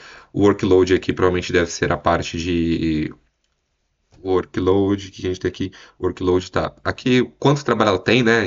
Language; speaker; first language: Portuguese; native; Portuguese